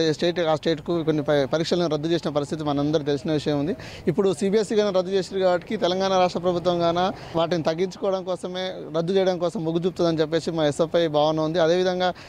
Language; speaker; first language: Telugu; native; Telugu